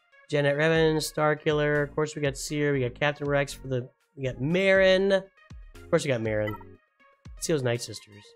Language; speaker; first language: English; native; English